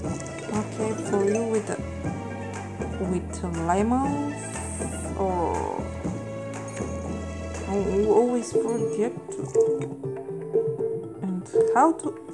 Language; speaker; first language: English; non-native, fluent; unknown